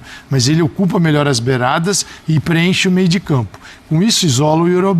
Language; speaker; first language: Portuguese; native; Portuguese